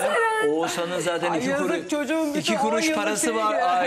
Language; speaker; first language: Turkish; native; Turkish